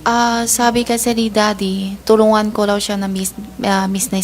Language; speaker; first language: Filipino; non-native, learner; Chinese